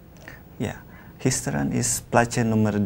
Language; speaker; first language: Dutch; non-native, learner; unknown